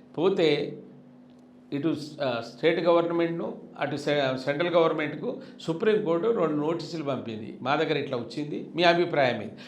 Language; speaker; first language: Telugu; non-native, local second language; Lambadi